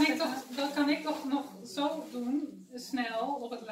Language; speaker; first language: Dutch; native; Dutch